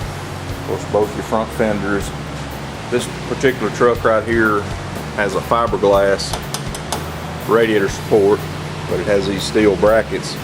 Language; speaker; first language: English; native; English